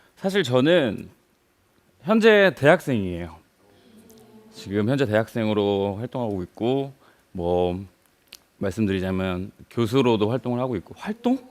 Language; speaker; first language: Korean; native; Korean